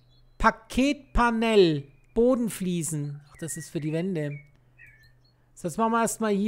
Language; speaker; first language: German; native; German